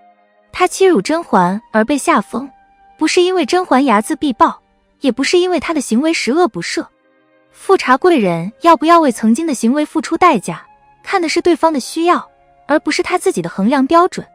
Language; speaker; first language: Chinese; native; Chinese